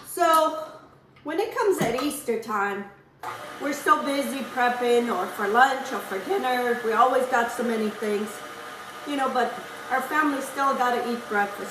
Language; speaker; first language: English; non-native, fluent; Portuguese